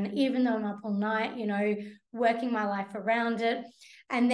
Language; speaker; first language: English; native; English